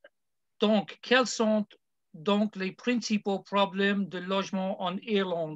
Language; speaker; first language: French; non-native, learner; English